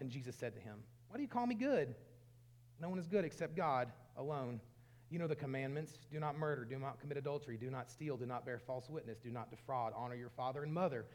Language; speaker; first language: English; native; English